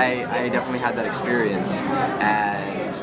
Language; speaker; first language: English; early bilingual, other home language; Hebrew